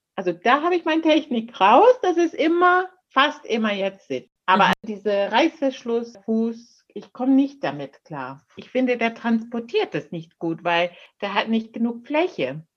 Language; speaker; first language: German; non-native, fluent; English